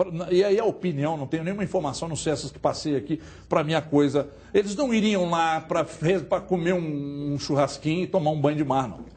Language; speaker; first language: Portuguese; native; Portuguese